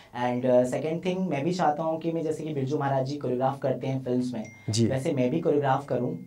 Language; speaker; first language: Hindi; native; Hindi